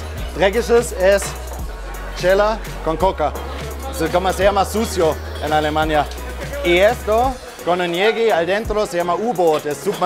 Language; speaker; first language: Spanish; non-native, fluent; German